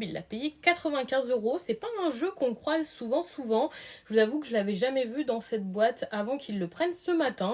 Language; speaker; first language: French; native; French